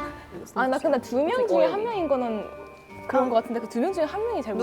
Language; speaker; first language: Korean; native; Korean